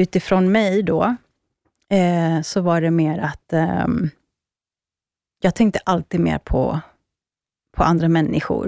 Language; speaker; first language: Swedish; early bilingual, other home language; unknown